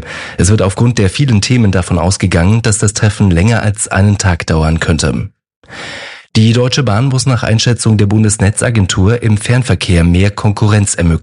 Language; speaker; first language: German; native; German